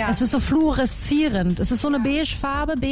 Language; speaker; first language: German; native; German